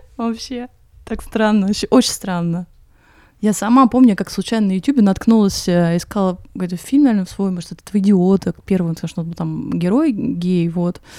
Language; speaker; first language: Russian; native; Russian